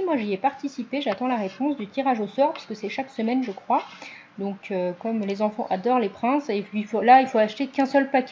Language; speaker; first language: French; native; French